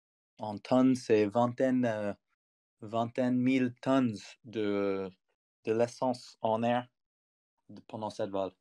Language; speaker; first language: French; non-native, fluent; English